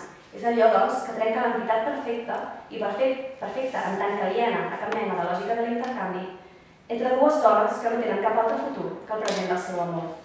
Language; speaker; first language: Catalan; native; Catalan